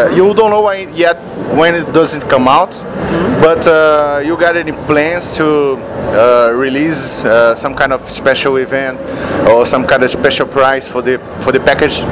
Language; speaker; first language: English; non-native, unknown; Portuguese